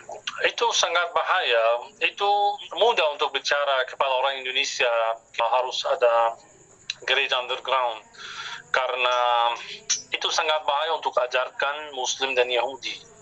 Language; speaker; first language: Indonesian; non-native, fluent; Arabic